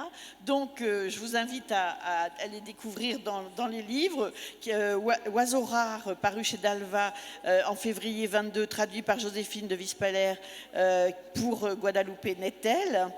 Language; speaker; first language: French; native; French